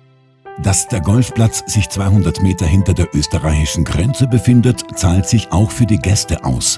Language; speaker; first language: German; native; German